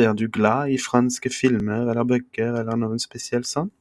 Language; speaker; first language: Norwegian; non-native, fluent; French